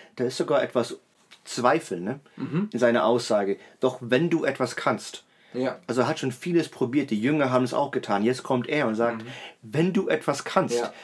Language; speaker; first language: German; native; German